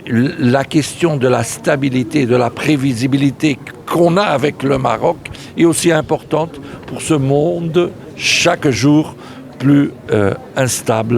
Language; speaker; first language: French; non-native, fluent; Portuguese